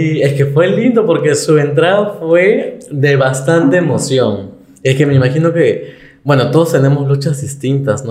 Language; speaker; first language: Spanish; native; Spanish